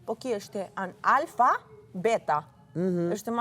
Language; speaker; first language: Albanian; early bilingual, heritage; Italian